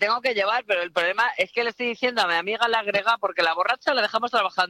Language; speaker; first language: Spanish; native; Spanish